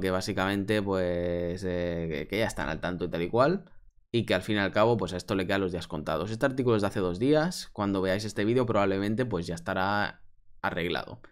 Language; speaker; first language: Spanish; native; Spanish